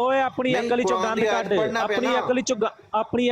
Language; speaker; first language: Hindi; non-native, local second language; Punjabi